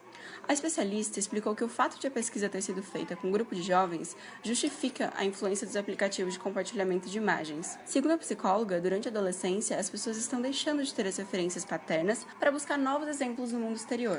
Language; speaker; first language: Portuguese; native; Portuguese